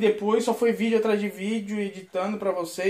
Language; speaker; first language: Portuguese; native; Portuguese